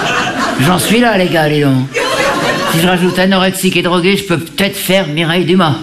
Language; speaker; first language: French; native; French